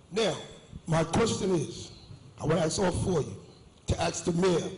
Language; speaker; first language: English; native; English